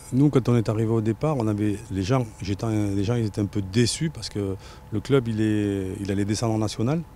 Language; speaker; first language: French; native; French